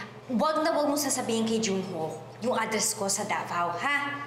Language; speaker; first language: Filipino; native; Filipino